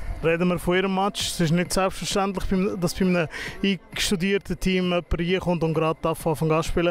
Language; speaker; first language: German; native; German